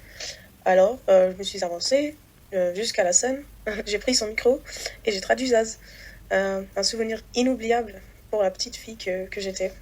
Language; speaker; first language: French; non-native, fluent; Croatian